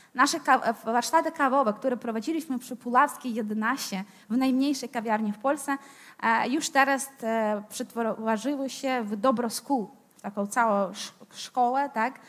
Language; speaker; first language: Polish; non-native, fluent; Ukrainian